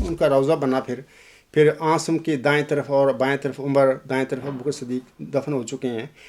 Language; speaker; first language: Urdu; non-native, local second language; Punjabi